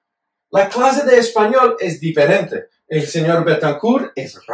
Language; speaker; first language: Spanish; non-native, fluent; English